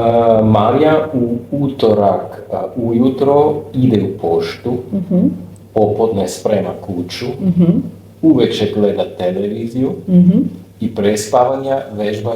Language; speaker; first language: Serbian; non-native, learner; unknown